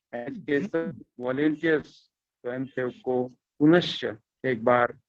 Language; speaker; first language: Hindi; non-native, local second language; Marathi